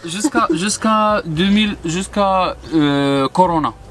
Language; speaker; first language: French; non-native, learner; Arabic